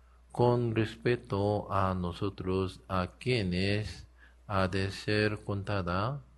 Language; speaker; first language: Spanish; non-native, learner; Korean